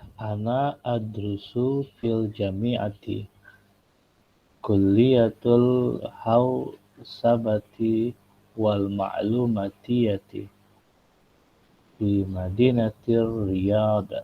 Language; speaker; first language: Arabic; non-native, learner; Indonesian